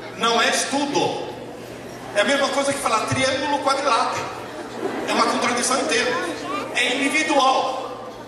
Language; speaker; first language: Portuguese; early bilingual, other home language; Italian